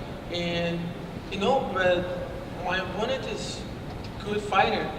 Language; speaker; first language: English; non-native, learner; Portuguese